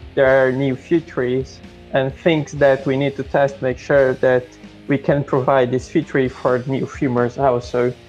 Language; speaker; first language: English; non-native, fluent; Portuguese